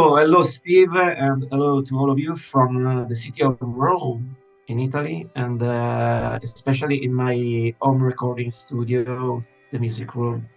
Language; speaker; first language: English; non-native, fluent; Italian